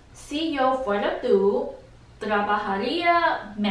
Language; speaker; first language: Spanish; non-native, learner; English